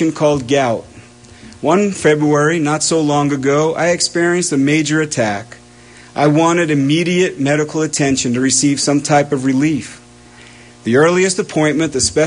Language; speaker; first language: English; native; English